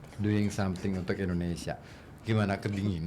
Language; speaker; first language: Indonesian; native; Indonesian